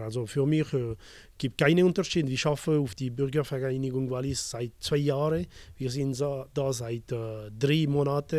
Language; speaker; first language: German; non-native, local second language; French